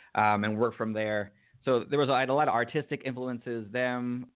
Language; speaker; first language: English; native; English